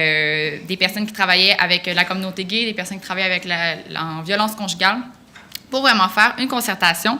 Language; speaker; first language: French; native; French